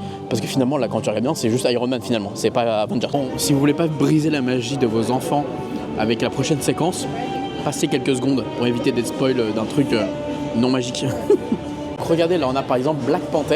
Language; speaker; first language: French; native; French